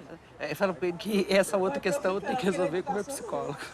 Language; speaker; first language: Portuguese; native; Portuguese